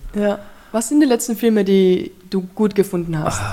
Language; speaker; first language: German; native; German